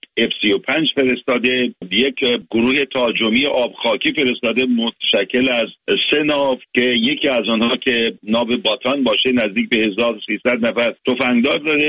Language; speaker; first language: Persian; native; Persian